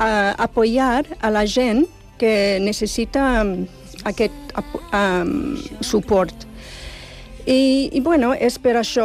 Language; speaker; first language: Catalan; non-native, fluent; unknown